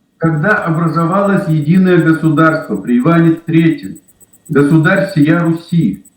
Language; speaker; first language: Russian; native; Russian